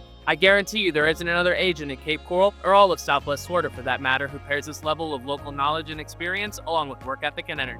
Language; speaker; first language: English; native; English